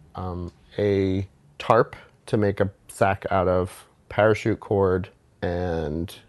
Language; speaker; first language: English; native; English